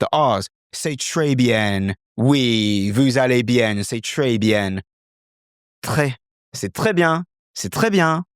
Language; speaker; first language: French; non-native, fluent; English